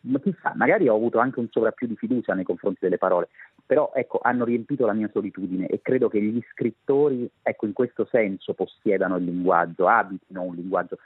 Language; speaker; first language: Italian; native; Italian